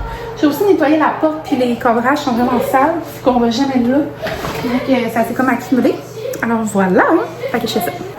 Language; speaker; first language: French; native; French